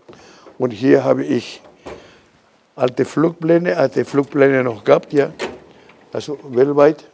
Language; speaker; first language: German; non-native, fluent; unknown